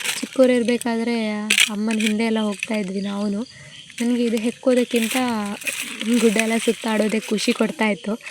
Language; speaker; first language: Kannada; non-native, local second language; Tulu